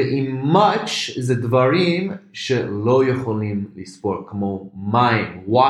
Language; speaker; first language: Hebrew; non-native, fluent; English